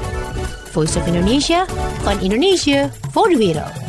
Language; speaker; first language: Dutch; non-native, fluent; Indonesian